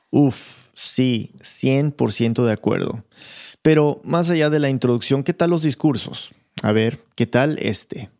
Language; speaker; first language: Spanish; early bilingual, heritage; Spanish